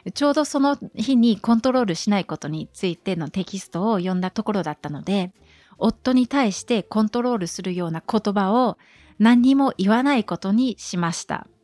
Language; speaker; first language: Japanese; non-native, fluent; German